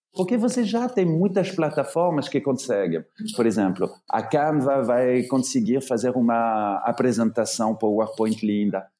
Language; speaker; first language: Portuguese; non-native, fluent; French